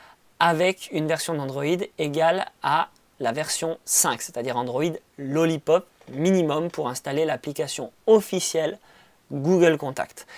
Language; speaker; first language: French; native; French